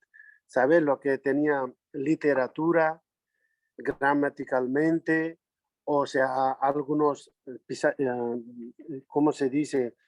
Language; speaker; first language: Spanish; non-native, learner; Nepali